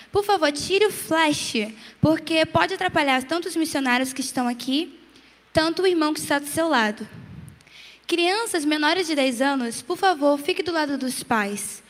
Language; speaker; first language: Portuguese; native; Portuguese